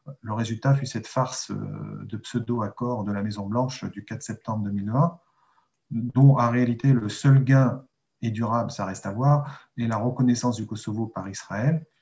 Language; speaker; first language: French; native; French